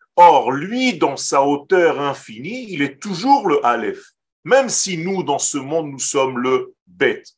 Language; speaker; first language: French; non-native, fluent; Hebrew